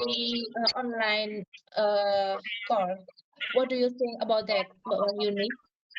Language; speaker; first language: English; non-native, learner; Indonesian